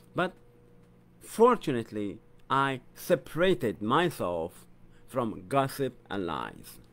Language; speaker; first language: English; non-native, fluent; Persian